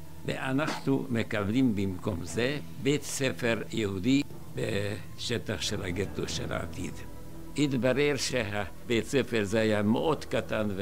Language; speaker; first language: Hebrew; non-native, fluent; Hungarian